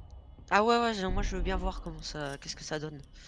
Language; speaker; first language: French; native; French